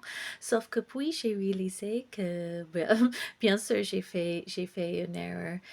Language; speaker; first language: French; non-native, fluent; English